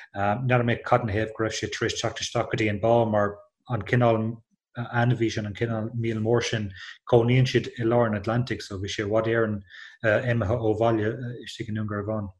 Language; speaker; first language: Irish; non-native, local second language; English